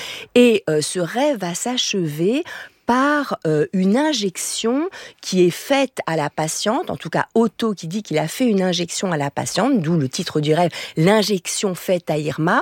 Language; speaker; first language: French; native; French